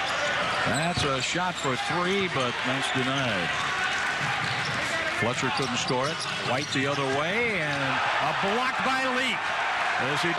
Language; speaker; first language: English; native; English